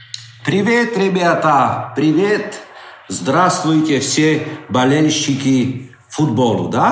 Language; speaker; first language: Russian; non-native, learner; Slovak